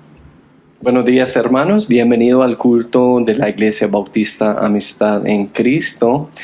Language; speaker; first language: Spanish; non-native, fluent; English